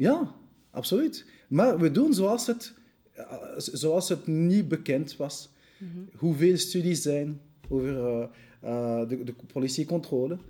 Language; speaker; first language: Dutch; non-native, local second language; French